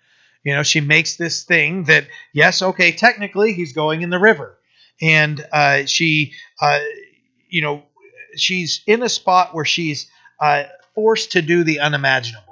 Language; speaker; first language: English; native; English